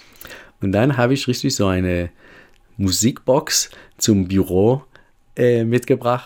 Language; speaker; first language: German; non-native, fluent; Hebrew